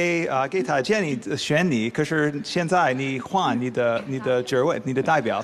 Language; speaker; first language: Chinese; non-native, learner; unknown